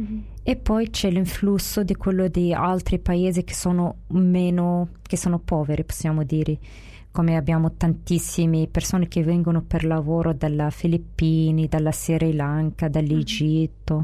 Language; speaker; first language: Italian; non-native, fluent; Arabic